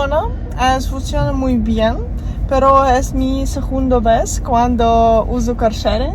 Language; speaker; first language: Spanish; non-native, learner; Russian